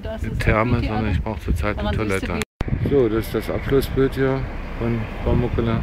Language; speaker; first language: German; native; German